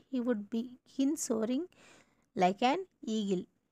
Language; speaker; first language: English; non-native, local second language; Telugu